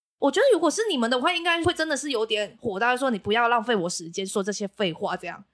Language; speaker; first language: Chinese; non-native, local second language; Cantonese